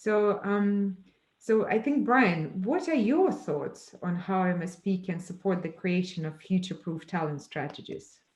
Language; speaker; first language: English; non-native, fluent; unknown